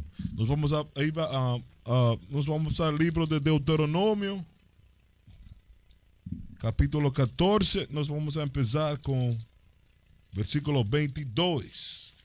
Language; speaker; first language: Portuguese; non-native, learner; Spanish